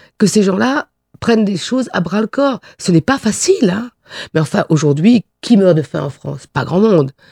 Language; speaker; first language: French; non-native, local second language; Réunion Creole French